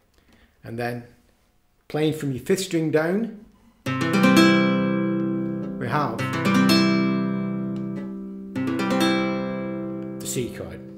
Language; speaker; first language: English; native; English